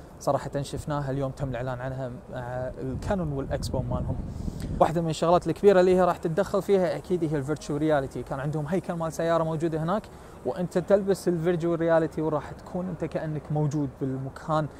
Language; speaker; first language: Arabic; native; Arabic